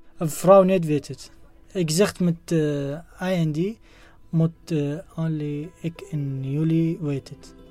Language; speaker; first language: Dutch; non-native, learner; Arabic